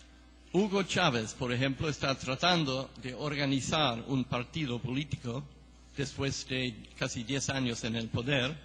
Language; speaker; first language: Spanish; non-native, fluent; English